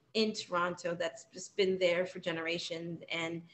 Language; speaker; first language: English; native; English